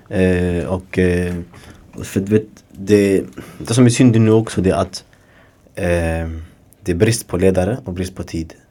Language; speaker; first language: Swedish; early bilingual, other home language; Somali